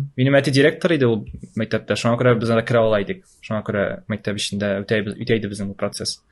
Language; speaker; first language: Tatar; native; Tatar